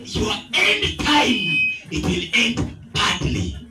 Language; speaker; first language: English; non-native, local second language; Swahili